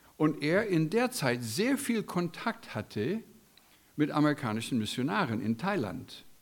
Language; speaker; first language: German; non-native, fluent; English